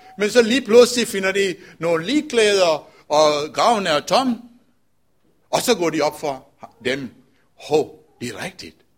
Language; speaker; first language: Danish; non-native, fluent; Tamil